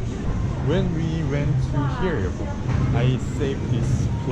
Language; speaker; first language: English; non-native, learner; Korean